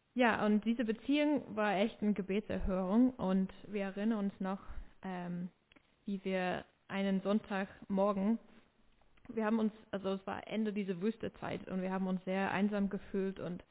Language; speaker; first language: German; non-native, fluent; English